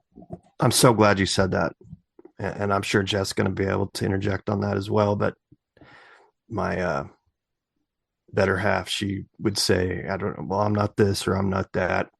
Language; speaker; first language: English; native; English